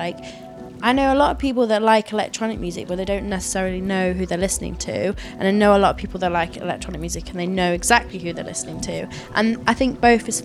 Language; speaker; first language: English; native; English